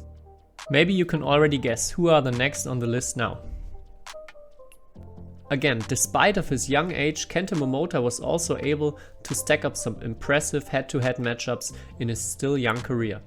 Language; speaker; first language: English; non-native, fluent; German